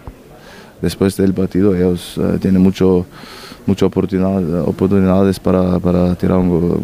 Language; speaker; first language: Spanish; non-native, learner; German